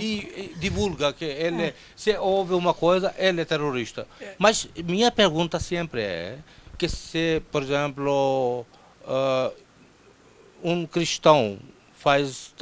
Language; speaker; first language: Portuguese; non-native, fluent; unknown